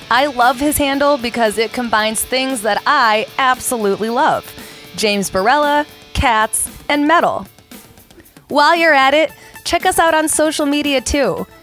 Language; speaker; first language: English; native; English